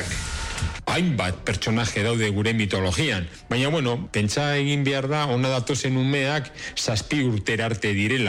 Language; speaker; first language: Basque; native; Basque